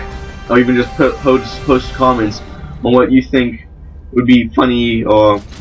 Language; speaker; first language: English; native; English